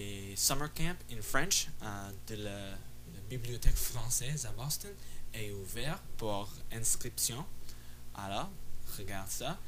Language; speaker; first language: French; non-native, fluent; English